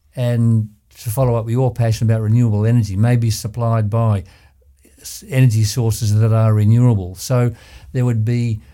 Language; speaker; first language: English; native; English